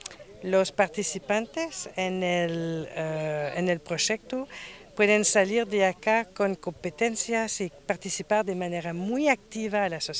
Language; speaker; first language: Spanish; non-native, fluent; French